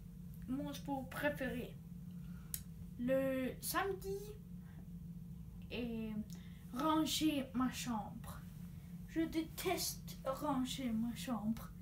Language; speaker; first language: French; non-native, learner; Swedish